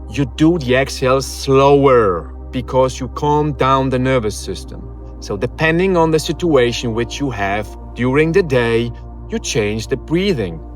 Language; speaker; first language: English; non-native, fluent; Polish